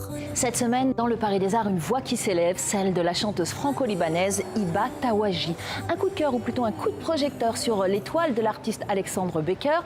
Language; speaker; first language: French; native; French